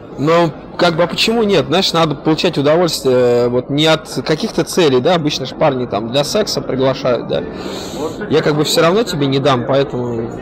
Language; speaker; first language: Russian; native; Russian